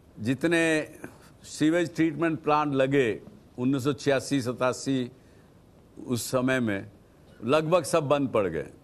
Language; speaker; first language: Hindi; native; Hindi